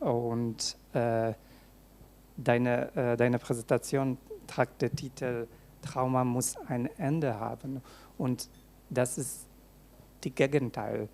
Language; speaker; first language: German; non-native, fluent; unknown